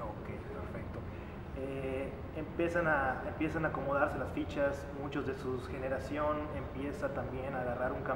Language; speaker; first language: Spanish; native; Spanish